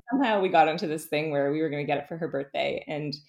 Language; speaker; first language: English; native; English